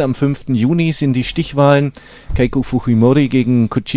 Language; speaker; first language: German; native; German